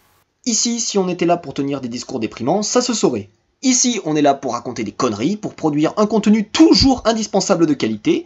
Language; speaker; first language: French; native; French